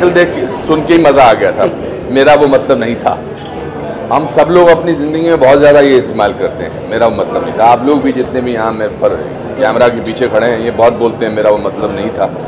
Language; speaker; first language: Hindi; native; Hindi